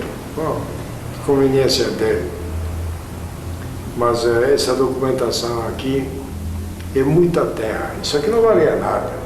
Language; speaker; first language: Portuguese; non-native, fluent; German